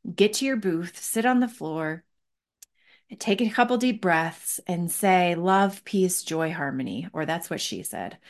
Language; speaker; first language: English; native; English